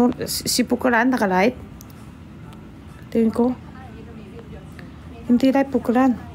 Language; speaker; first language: Filipino; non-native, learner; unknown